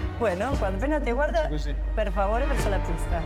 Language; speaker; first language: Italian; non-native, fluent; Spanish